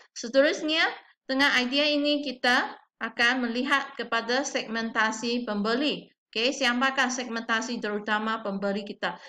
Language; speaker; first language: Malay; non-native, local second language; Chinese